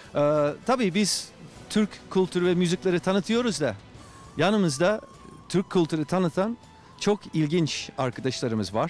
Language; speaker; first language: Turkish; non-native, fluent; English